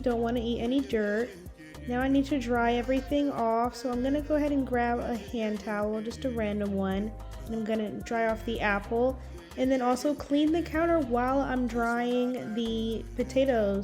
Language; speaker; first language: English; native; English